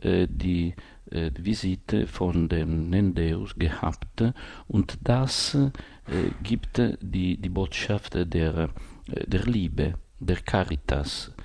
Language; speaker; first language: German; non-native, fluent; Italian